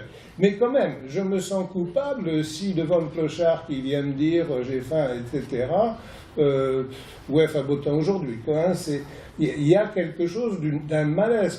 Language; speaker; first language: French; native; French